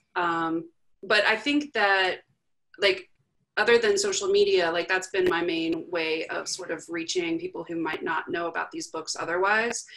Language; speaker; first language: English; native; English